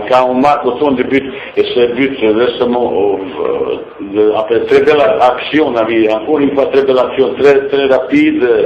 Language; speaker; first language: French; non-native, fluent; Bosnian